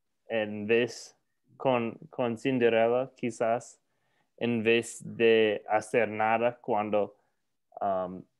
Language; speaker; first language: Spanish; non-native, learner; English